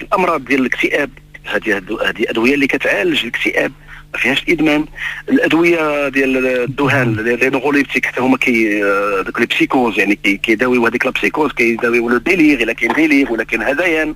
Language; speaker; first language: Arabic; native; Arabic